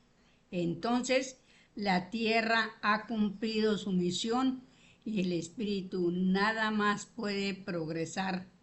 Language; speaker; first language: Spanish; native; Spanish